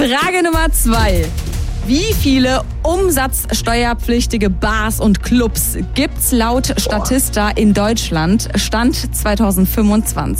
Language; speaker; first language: German; native; German